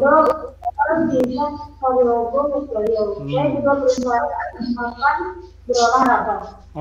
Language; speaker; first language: Korean; non-native, learner; Indonesian